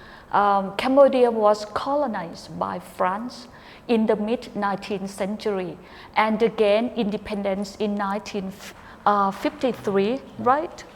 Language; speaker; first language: English; non-native, fluent; Thai